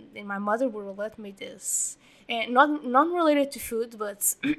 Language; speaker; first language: English; non-native, fluent; Portuguese